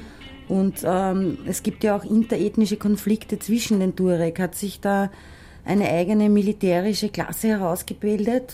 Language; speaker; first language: German; native; German